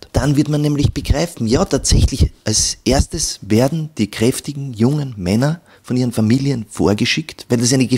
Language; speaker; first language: German; native; German